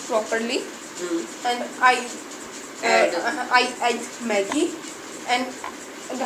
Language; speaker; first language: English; non-native, learner; Hindi